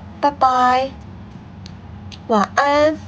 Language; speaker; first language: Chinese; non-native, learner; Thai